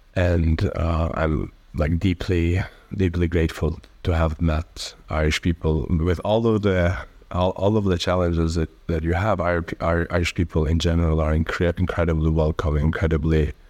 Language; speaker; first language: English; early bilingual, other home language; Albanian